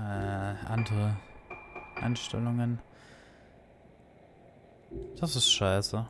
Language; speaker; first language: German; native; German